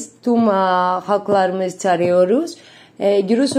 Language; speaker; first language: Turkish; non-native, learner; Greek